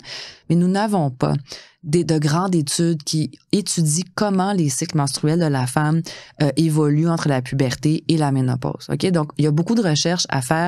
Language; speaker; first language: French; native; French